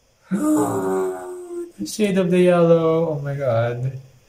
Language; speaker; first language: English; non-native, local second language; Filipino